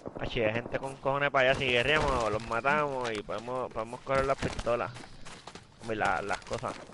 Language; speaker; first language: Spanish; early bilingual, heritage; Spanish